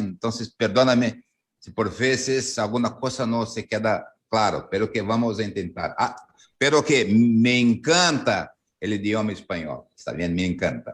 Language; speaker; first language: Spanish; non-native, learner; Portuguese